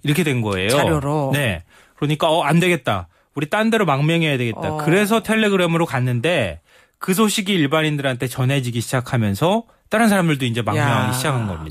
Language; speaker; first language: Korean; native; Korean